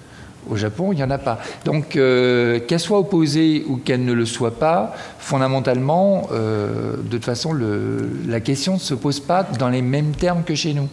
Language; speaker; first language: French; native; French